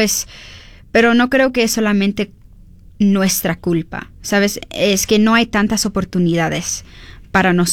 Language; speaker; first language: Spanish; early bilingual, heritage; Spanish